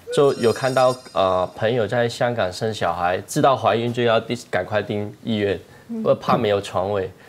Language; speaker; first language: Chinese; non-native, fluent; Cantonese